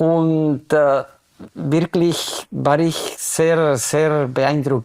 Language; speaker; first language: German; non-native, fluent; Spanish